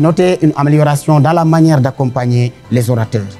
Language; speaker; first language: French; non-native, local second language; Wolof